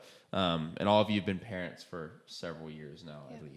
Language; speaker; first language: English; native; English